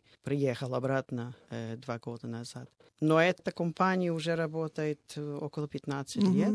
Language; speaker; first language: Russian; non-native, fluent; English